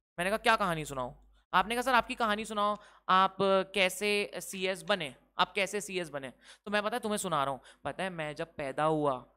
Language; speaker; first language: Hindi; native; Hindi